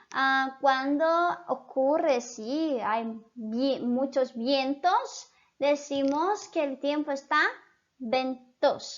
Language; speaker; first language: Spanish; non-native, fluent; Portuguese